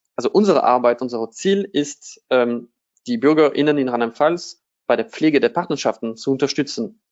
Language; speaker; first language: German; non-native, fluent; French